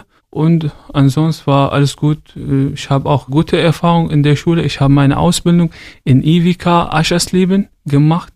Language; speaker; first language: German; non-native, fluent; Arabic